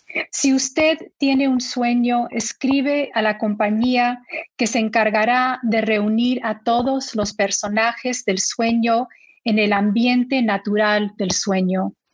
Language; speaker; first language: Spanish; early bilingual, heritage; Spanish